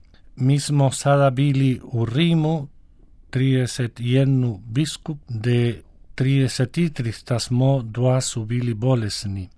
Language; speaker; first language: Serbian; early bilingual, heritage; Spanish